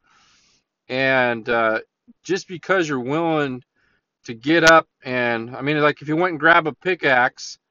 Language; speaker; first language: English; native; English